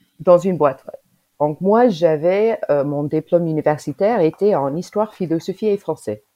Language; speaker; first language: French; non-native, fluent; English